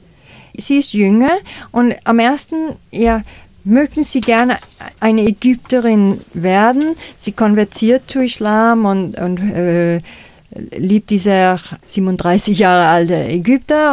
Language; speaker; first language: German; non-native, fluent; Danish